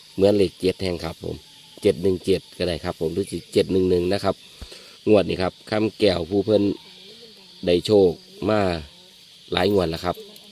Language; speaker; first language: Thai; native; Thai